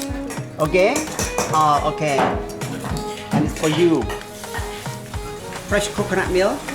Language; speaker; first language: English; non-native, learner; Khmer